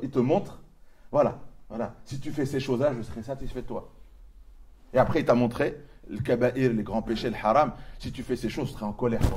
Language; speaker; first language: French; native; French